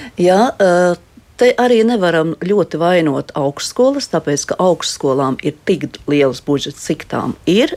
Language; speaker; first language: Latvian; native; Latvian